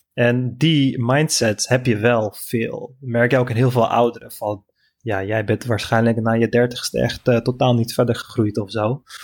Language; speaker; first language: Dutch; non-native, fluent; Turkish